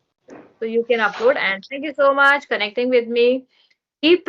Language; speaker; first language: English; non-native, learner; Hindi